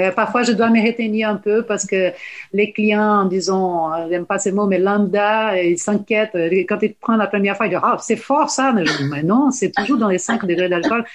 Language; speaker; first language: French; non-native, fluent; Portuguese